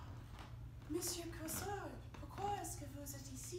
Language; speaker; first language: French; non-native, learner; English